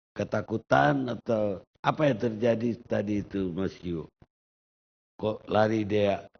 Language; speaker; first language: Indonesian; native; Indonesian